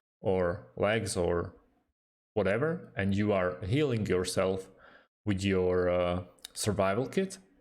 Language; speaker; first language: English; non-native, fluent; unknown